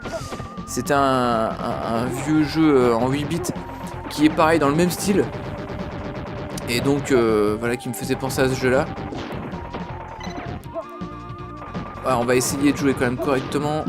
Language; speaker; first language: French; native; French